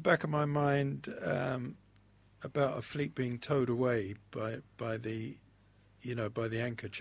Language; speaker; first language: English; native; English